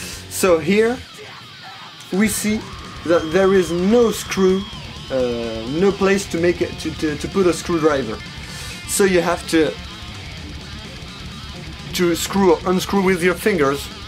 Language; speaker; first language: English; non-native, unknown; French